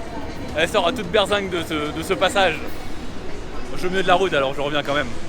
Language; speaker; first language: French; native; French